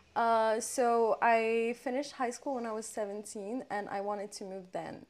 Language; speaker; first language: English; non-native, fluent; French